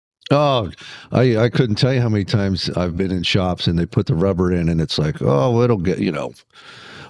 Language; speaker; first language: English; native; English